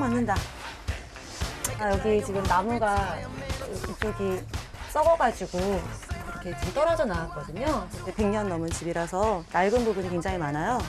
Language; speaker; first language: Korean; early bilingual, heritage; Korean